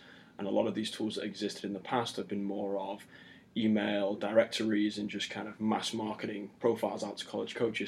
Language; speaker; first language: English; native; English